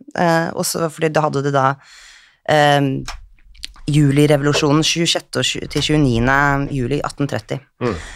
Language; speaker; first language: Norwegian; native; Norwegian